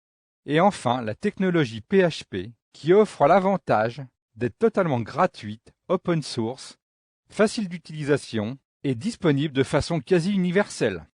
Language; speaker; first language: French; native; French